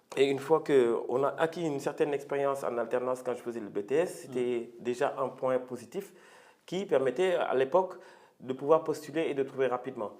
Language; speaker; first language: French; non-native, local second language; Wolof